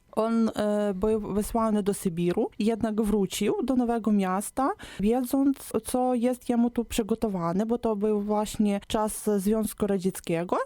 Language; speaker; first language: Polish; non-native, local second language; Ukrainian